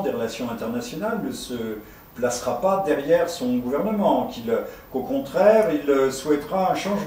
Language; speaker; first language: French; native; French